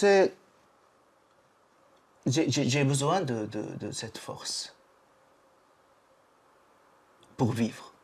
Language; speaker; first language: French; non-native, fluent; Japanese